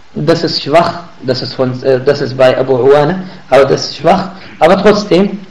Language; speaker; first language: Arabic; native; Arabic